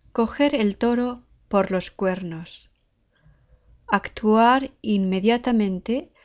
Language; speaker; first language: Spanish; native; Spanish